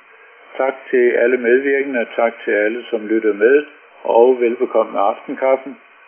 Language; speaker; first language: Danish; native; Danish